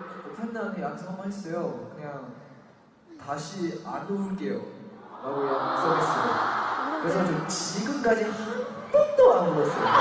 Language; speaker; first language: Korean; non-native, fluent; Chinese